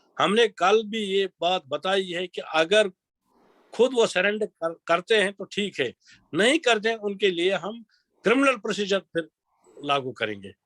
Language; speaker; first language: Urdu; non-native, local second language; Kashmiri